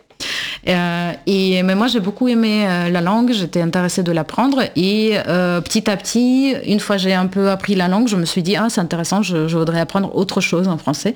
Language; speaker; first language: French; non-native, fluent; Russian